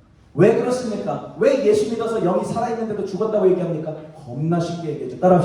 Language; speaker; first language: Korean; native; Korean